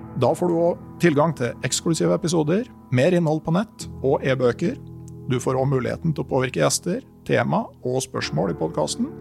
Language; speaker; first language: Norwegian; native; Norwegian